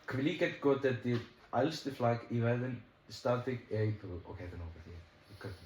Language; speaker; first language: Danish; non-native, learner; Icelandic